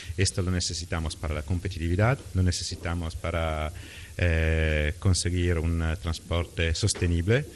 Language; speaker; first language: Spanish; non-native, fluent; Italian